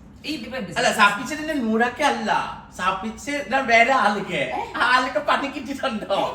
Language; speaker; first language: Malayalam; non-native, local second language; Assamese